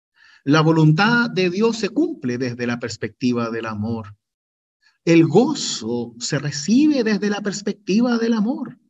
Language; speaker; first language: Spanish; native; Spanish